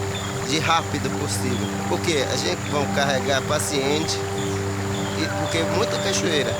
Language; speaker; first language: Portuguese; non-native, local second language; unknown